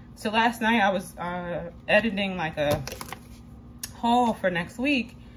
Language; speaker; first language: English; native; English